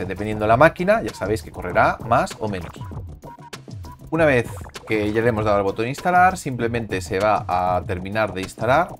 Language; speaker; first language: Spanish; native; Spanish